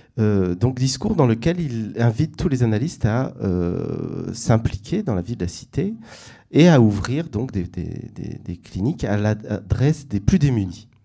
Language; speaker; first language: French; native; French